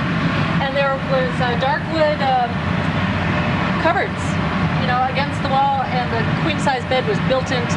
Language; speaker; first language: English; native; English